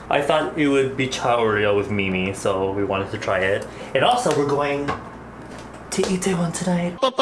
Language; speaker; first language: English; native; English